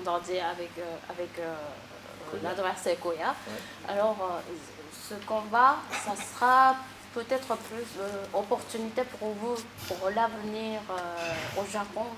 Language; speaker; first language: French; non-native, fluent; Japanese